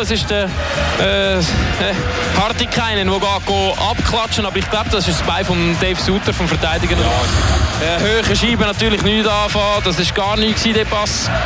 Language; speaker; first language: German; native; German